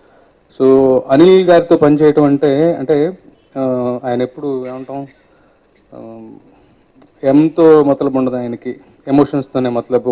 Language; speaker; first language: Telugu; native; Telugu